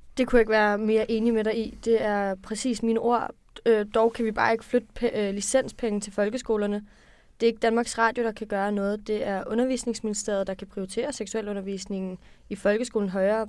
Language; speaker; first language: Danish; native; Danish